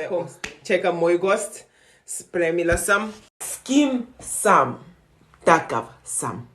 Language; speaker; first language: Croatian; non-native, fluent; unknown